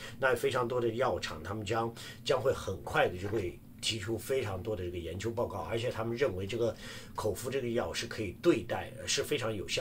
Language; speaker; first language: Chinese; native; Chinese